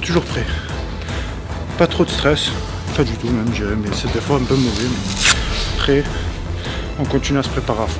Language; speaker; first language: French; native; French